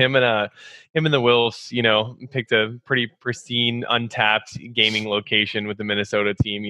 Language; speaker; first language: English; native; English